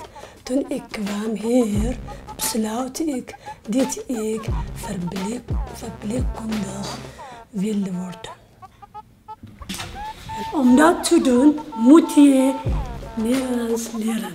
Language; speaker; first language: Dutch; non-native, learner; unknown